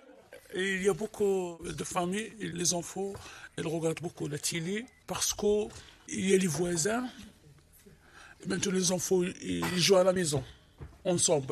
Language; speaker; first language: French; non-native, learner; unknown